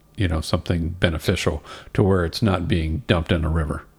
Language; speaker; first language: English; native; English